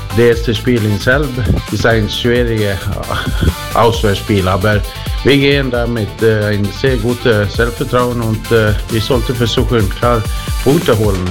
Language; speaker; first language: German; non-native, fluent; Swedish